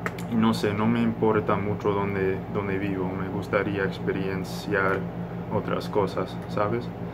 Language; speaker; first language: Spanish; non-native, learner; English